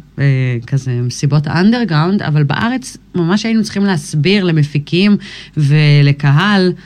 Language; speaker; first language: Hebrew; early bilingual, other home language; English